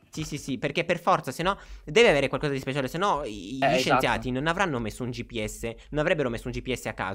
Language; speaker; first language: Italian; native; Italian